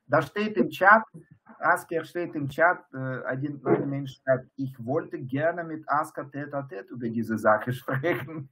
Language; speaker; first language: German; non-native, fluent; Russian